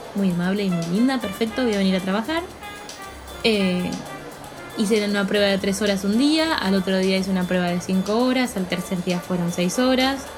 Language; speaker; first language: Spanish; native; Spanish